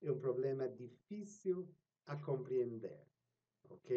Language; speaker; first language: Portuguese; non-native, fluent; English